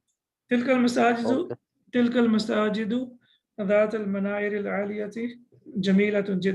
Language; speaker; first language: Arabic; non-native, fluent; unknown